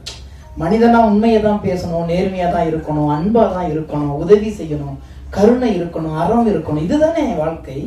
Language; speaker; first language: Tamil; native; Tamil